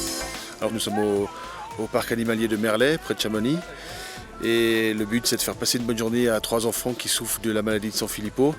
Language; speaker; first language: French; native; French